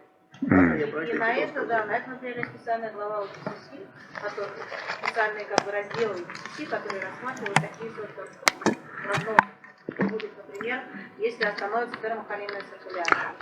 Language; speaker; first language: Russian; native; Russian